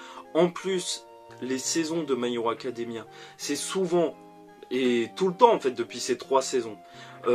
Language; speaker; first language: French; native; French